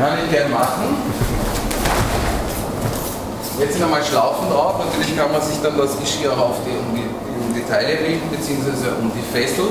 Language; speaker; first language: German; native; German